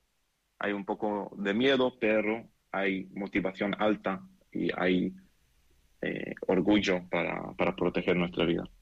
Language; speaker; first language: Spanish; non-native, learner; Hebrew